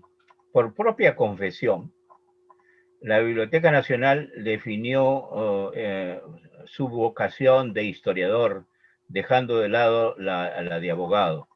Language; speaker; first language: Spanish; native; Spanish